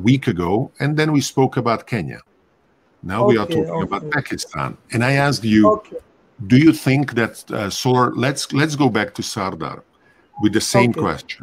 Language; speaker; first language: English; non-native, fluent; Hungarian